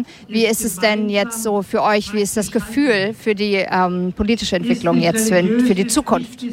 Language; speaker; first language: German; native; German